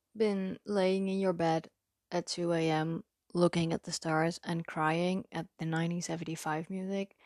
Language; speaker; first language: English; non-native, fluent; Dutch